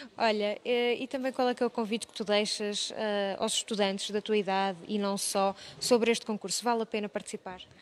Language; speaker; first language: Portuguese; native; Portuguese